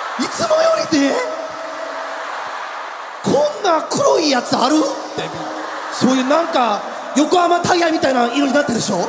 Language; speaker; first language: Japanese; native; Japanese